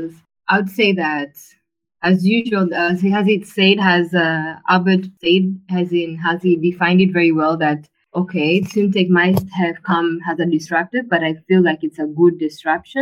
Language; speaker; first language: English; non-native, local second language; Swahili